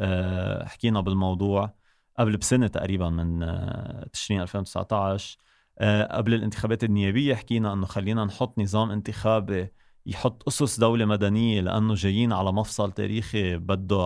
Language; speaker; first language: Arabic; native; Arabic